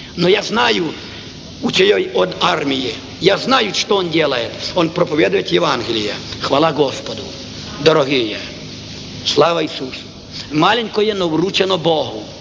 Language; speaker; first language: Russian; non-native, local second language; Ukrainian